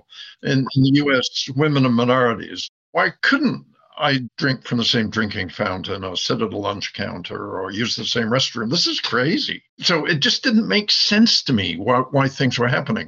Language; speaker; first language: English; native; English